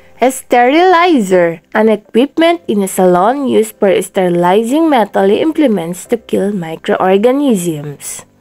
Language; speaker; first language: English; non-native, local second language; Filipino